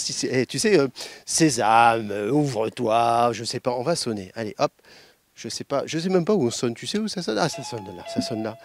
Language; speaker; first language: French; native; French